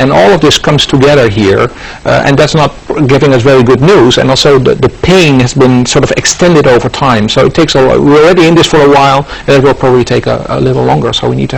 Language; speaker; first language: English; non-native, fluent; Dutch